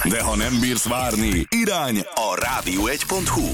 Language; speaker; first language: Hungarian; native; Hungarian